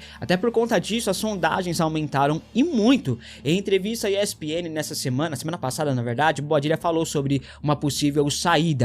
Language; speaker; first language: Portuguese; native; Portuguese